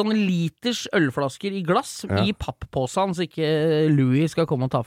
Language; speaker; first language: Norwegian; native; Norwegian